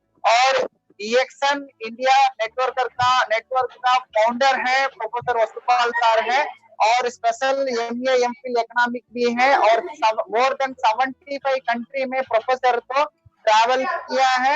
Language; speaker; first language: Hindi; non-native, local second language; Tamil